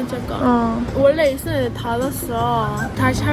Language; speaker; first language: Korean; early bilingual, heritage; English